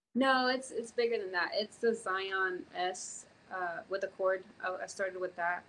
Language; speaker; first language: English; native; English